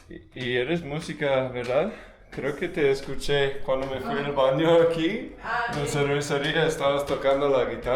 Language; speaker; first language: Spanish; non-native, fluent; English